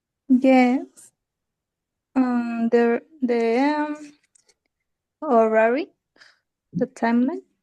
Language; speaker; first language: English; non-native, learner; Spanish